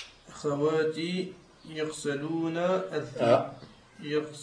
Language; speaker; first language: Arabic; non-native, learner; French